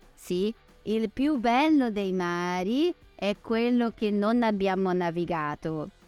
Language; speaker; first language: Italian; non-native, fluent; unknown